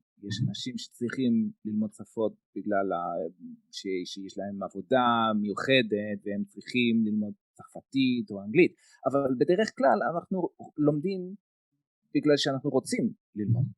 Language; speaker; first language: Hebrew; non-native, fluent; French